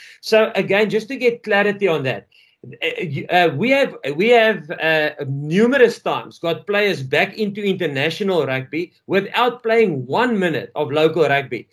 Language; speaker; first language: English; non-native, local second language; Afrikaans